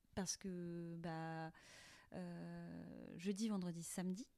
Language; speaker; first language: French; native; French